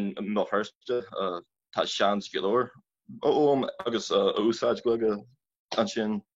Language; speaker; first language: Irish; non-native, local second language; English